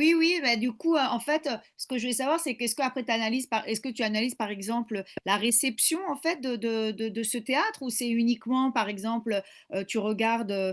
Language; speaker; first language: French; native; French